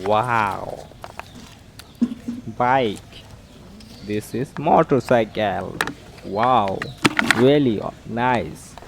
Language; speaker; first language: English; non-native, learner; Indonesian